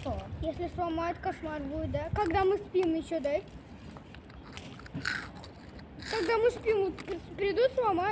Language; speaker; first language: Russian; native; Russian